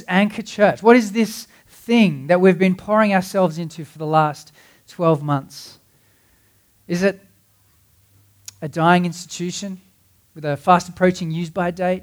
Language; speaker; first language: English; native; English